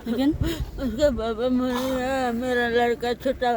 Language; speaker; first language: Hindi; non-native, local second language; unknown